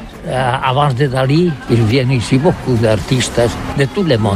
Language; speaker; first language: French; non-native, learner; Catalan